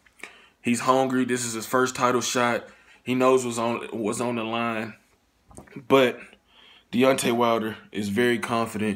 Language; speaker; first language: English; native; English